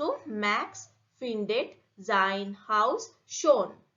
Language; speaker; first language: German; non-native, fluent; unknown